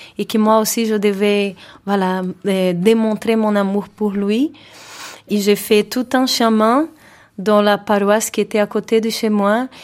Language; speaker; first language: French; non-native, fluent; Portuguese